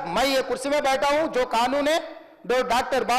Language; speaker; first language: Hindi; non-native, local second language; Telugu